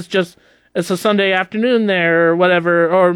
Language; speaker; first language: English; native; English